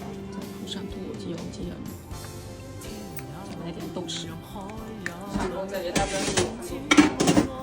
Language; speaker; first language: Chinese; native; Chinese